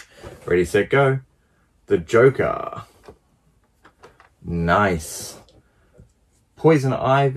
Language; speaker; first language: English; native; English